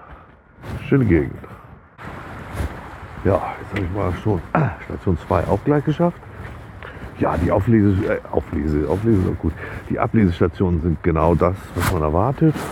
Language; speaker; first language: German; native; German